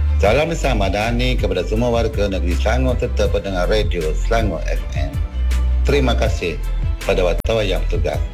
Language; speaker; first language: Malay; native; Malay